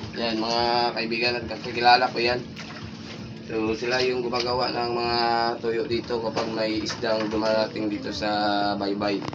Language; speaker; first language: Filipino; non-native, local second language; Cebuano